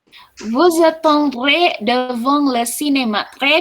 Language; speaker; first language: French; non-native, fluent; Indonesian